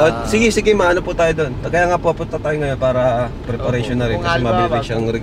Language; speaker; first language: Filipino; native; Filipino